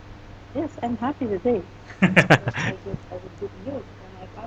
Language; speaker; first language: English; non-native, learner; Indonesian